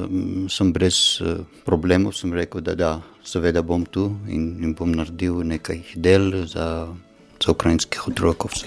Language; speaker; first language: Slovenian; non-native, fluent; Armenian